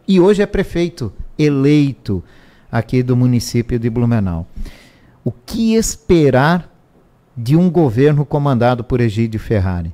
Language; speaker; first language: Portuguese; native; Portuguese